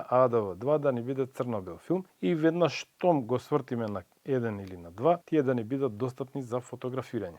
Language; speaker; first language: Macedonian; native; Macedonian